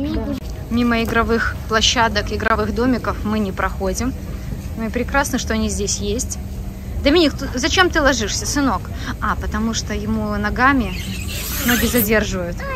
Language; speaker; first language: Russian; non-native, local second language; Belarusian